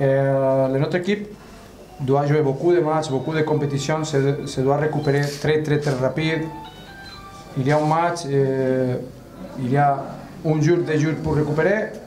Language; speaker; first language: French; non-native, fluent; Spanish